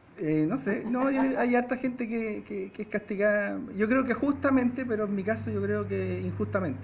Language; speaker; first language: Spanish; native; Spanish